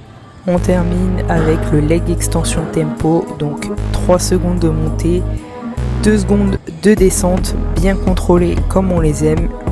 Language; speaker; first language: French; native; French